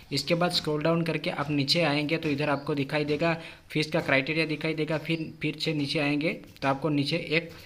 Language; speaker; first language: Hindi; non-native, local second language; Gujarati